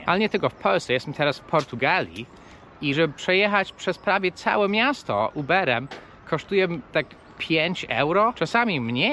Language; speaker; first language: Polish; non-native, fluent; English